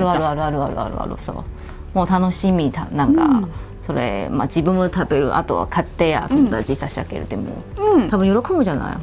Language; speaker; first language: Japanese; non-native, fluent; Chinese